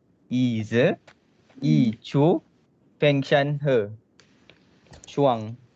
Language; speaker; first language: Chinese; non-native, learner; Malay